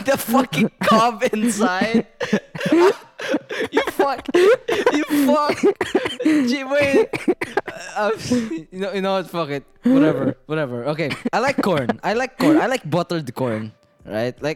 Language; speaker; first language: English; non-native, local second language; Filipino